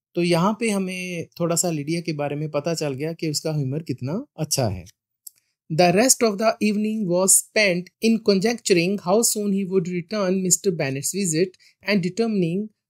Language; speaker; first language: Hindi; non-native, local second language; Punjabi